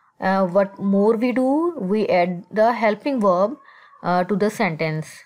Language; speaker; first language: English; non-native, local second language; Urdu